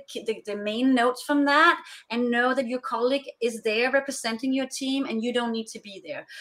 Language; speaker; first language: English; non-native, fluent; Danish